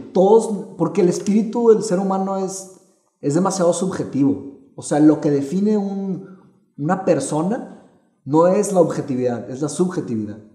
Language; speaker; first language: Spanish; early bilingual, other home language; Portuguese